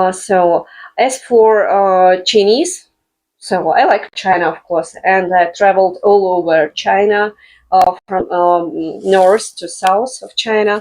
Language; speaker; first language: English; non-native, fluent; Russian